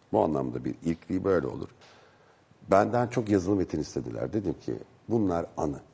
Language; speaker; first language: Turkish; native; Turkish